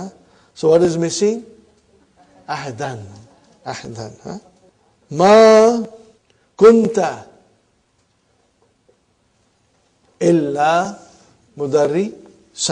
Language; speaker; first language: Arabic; non-native, fluent; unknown